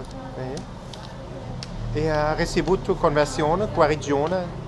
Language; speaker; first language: Italian; non-native, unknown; Croatian